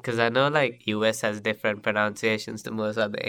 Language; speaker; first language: English; non-native, local second language; Sinhala